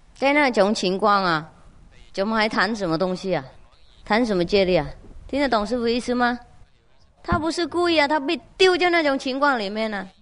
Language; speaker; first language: Chinese; non-native, fluent; Vietnamese